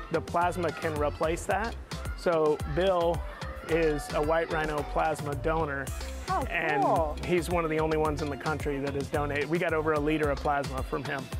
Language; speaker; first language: English; native; English